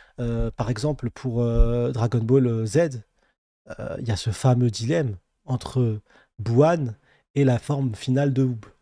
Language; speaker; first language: French; native; French